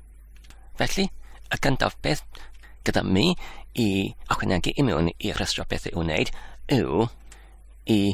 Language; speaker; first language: Welsh; non-native, learner; English